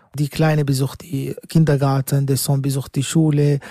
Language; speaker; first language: German; non-native, fluent; Arabic